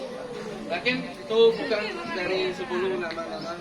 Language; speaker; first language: Indonesian; non-native, learner; Arabic